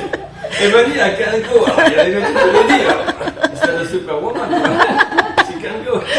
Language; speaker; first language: English; non-native, learner; French